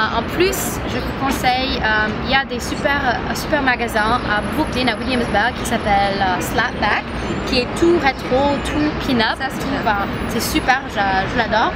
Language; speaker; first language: French; non-native, fluent; English